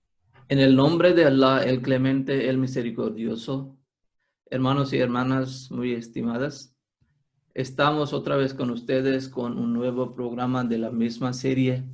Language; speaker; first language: Spanish; non-native, fluent; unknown